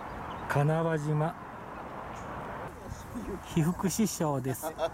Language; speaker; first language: Japanese; native; Japanese